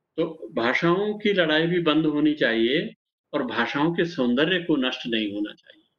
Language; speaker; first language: Hindi; native; Hindi